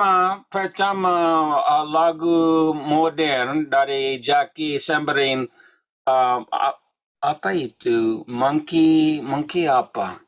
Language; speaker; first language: Indonesian; non-native, learner; English